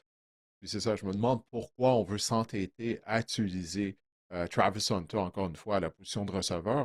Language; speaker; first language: French; native; French